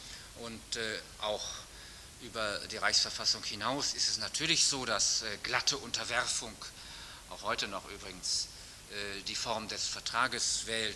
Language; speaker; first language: German; native; German